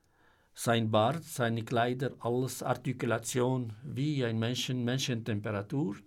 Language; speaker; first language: German; non-native, fluent; Arabic